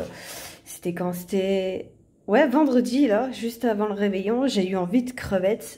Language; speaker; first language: French; native; French